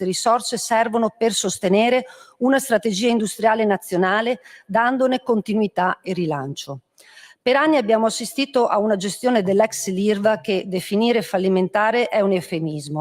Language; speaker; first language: Italian; native; Italian